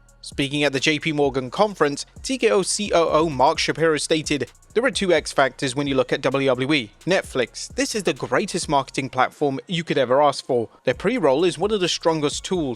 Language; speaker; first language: English; native; English